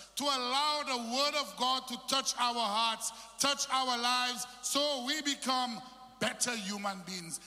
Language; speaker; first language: English; non-native, local second language; French